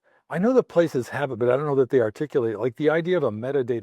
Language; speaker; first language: English; native; English